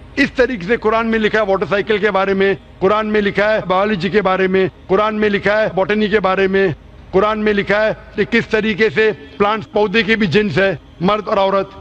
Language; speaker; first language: Urdu; non-native, local second language; Konkani